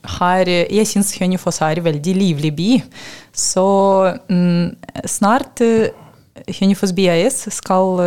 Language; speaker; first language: Norwegian; non-native, learner; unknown